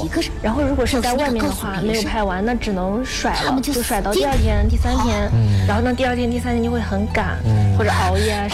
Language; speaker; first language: Chinese; native; Chinese